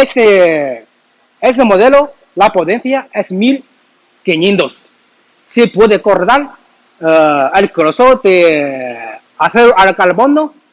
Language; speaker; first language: Spanish; non-native, learner; Chinese